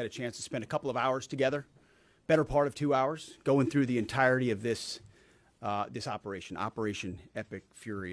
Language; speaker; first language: English; native; English